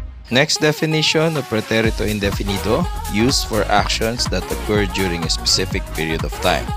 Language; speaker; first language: English; non-native, local second language; Filipino